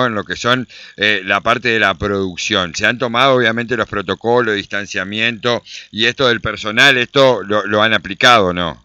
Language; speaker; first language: Spanish; native; Spanish